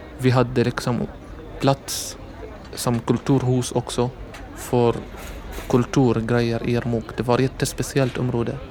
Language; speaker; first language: Swedish; non-native, learner; Arabic